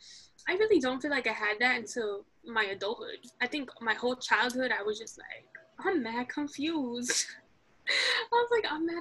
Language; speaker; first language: English; early bilingual, other home language; Arabic